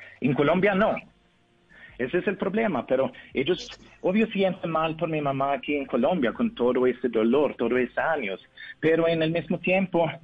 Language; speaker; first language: Spanish; non-native, learner; Norwegian